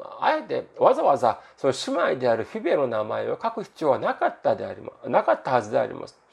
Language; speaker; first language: Japanese; non-native, fluent; Korean